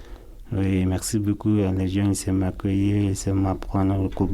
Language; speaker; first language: French; non-native, learner; Arabic